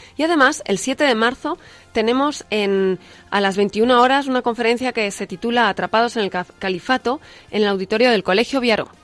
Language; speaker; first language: Spanish; native; Spanish